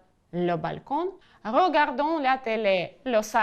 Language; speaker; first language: French; non-native, fluent; Ukrainian